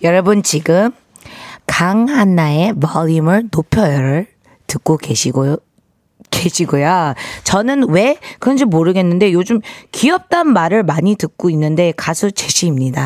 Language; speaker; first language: Korean; early bilingual, heritage; Korean